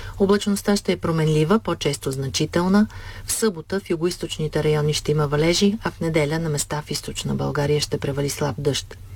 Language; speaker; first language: Bulgarian; native; Bulgarian